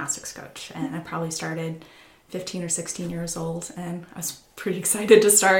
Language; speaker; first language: English; native; English